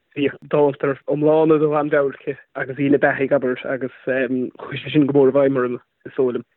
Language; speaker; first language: Irish; non-native, local second language; English